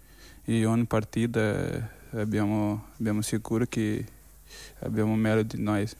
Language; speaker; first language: Italian; non-native, fluent; Portuguese